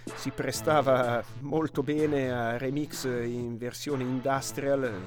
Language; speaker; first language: Italian; native; Italian